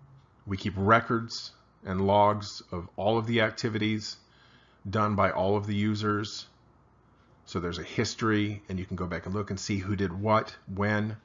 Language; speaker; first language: English; native; English